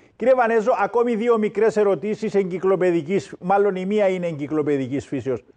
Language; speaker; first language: Greek; native; Greek